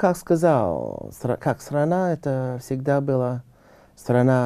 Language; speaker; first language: Russian; non-native, learner; English